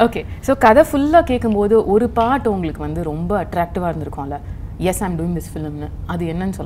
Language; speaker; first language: Tamil; native; Tamil